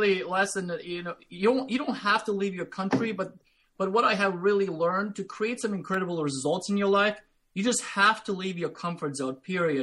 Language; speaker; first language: English; non-native, fluent; Latvian